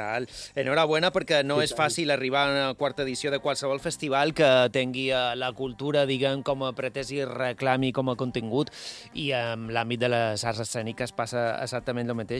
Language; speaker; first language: Catalan; native; Catalan